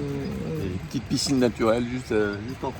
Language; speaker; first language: French; native; French